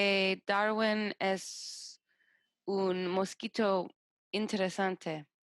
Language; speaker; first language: Spanish; non-native, learner; English